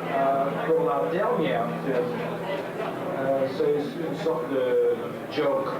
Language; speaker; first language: French; non-native, learner; English